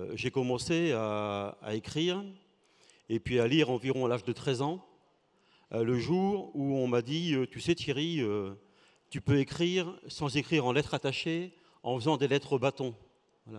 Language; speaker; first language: French; native; French